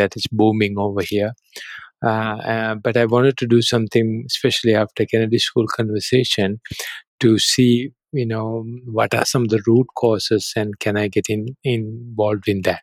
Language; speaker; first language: English; non-native, local second language; Sinhala